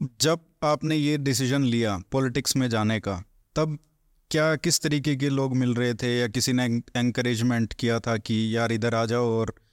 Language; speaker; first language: Hindi; native; Hindi